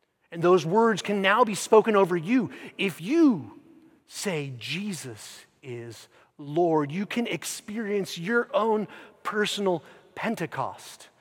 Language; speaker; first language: English; native; English